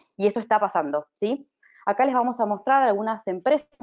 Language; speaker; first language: Spanish; native; Spanish